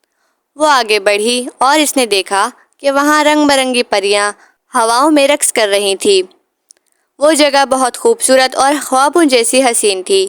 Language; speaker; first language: Urdu; native; Urdu